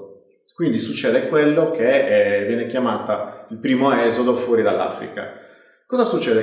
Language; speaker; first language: Italian; native; Italian